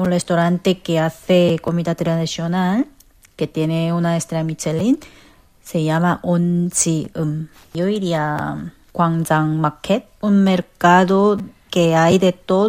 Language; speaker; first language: Spanish; non-native, local second language; Korean